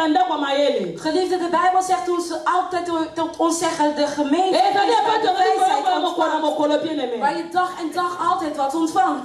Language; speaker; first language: Dutch; non-native, learner; French